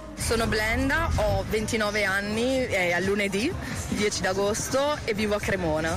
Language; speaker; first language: Italian; non-native, fluent; Portuguese